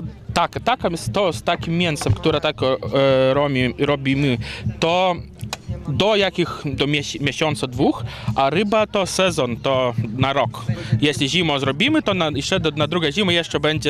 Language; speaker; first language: Polish; non-native, learner; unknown